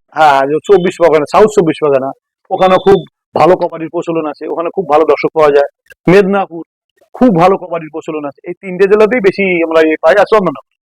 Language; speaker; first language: Bangla; native; Bangla